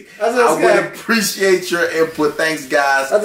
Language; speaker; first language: English; native; English